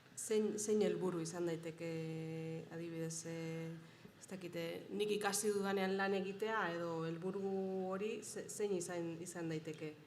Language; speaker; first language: Basque; native; Basque